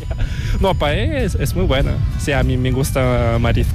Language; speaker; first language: Spanish; non-native, fluent; Korean